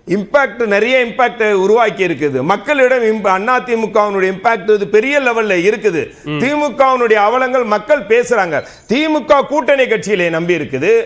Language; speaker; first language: Tamil; native; Tamil